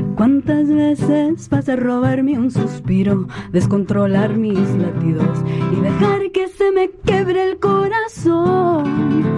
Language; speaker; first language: Spanish; early bilingual, heritage; Spanish